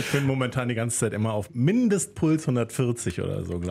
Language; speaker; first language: German; native; German